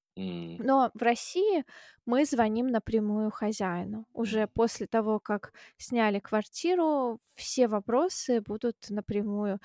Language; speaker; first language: Russian; native; Russian